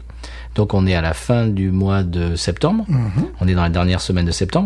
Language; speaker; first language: French; native; French